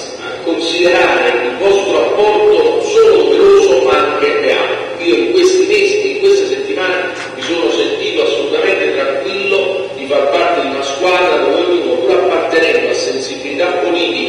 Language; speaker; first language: Italian; native; Italian